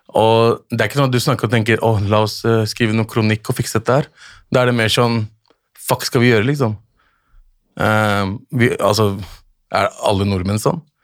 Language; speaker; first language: Norwegian; early bilingual, other home language; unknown